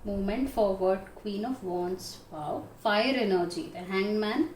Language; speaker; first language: English; non-native, local second language; Kannada